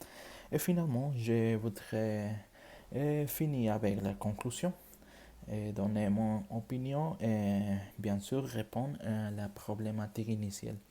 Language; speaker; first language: French; non-native, learner; Spanish